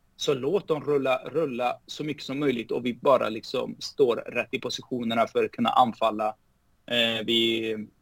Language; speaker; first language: Swedish; early bilingual, heritage; Spanish